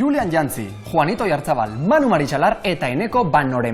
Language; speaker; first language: Basque; native; Basque